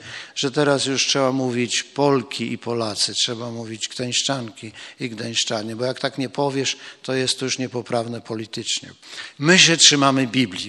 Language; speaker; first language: Polish; native; Polish